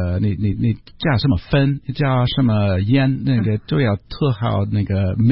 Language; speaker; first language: Chinese; non-native, learner; English